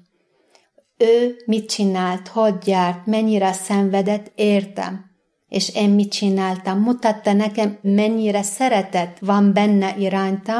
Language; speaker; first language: Hungarian; non-native, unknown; Arabic